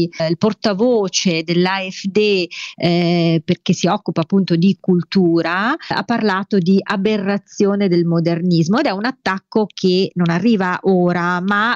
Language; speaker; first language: Italian; native; Italian